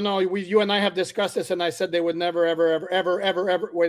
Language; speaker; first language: English; non-native, fluent; French